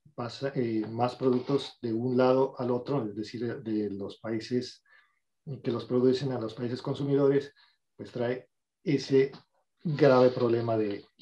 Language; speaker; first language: Spanish; native; Spanish